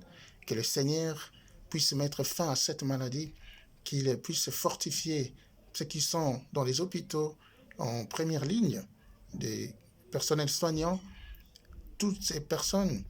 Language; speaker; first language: French; non-native, local second language; Lingala